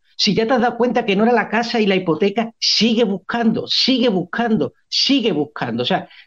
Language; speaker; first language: Spanish; native; Spanish